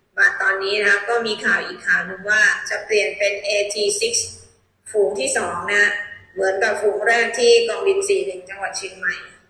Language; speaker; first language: Thai; native; Thai